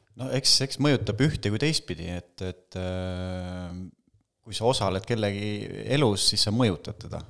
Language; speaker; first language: Estonian; native; Estonian